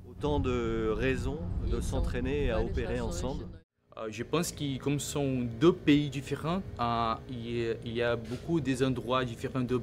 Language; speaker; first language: French; non-native, learner; Portuguese